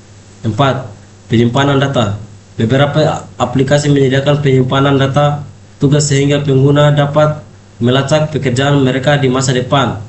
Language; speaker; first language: Indonesian; native; Indonesian